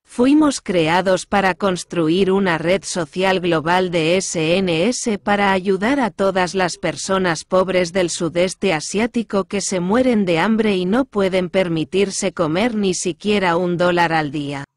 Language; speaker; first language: Spanish; non-native, fluent; Korean